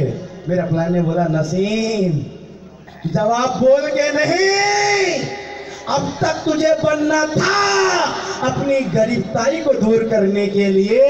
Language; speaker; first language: Hindi; native; Hindi